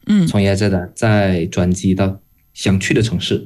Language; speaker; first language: Chinese; non-native, fluent; Indonesian